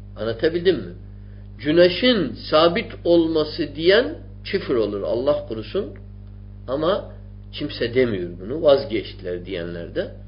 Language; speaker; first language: Turkish; non-native, fluent; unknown